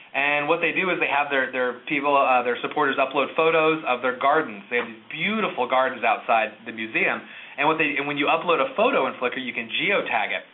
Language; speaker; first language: English; native; English